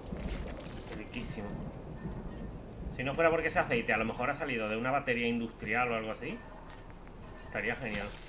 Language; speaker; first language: Spanish; native; Spanish